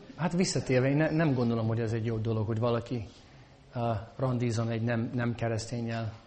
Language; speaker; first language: Hungarian; non-native, fluent; English